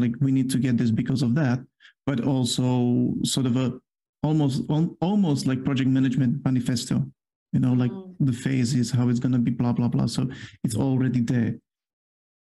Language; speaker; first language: English; non-native, fluent; Polish